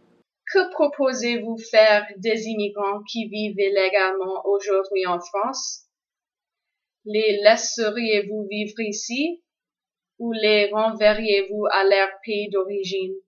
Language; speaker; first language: French; non-native, fluent; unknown